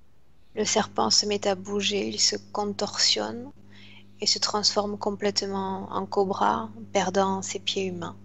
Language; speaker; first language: French; native; French